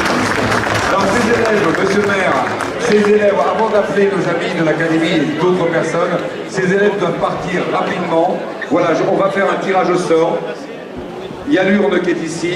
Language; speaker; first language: French; native; French